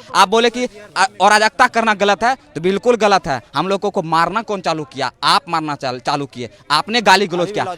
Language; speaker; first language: Hindi; native; Hindi